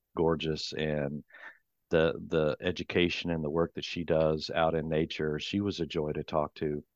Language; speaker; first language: English; native; English